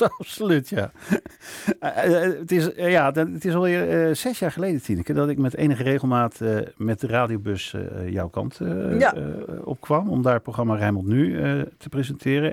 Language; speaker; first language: Dutch; native; Dutch